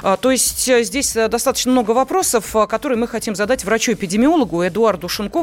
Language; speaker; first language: Russian; native; Russian